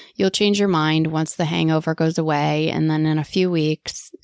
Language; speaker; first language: English; native; English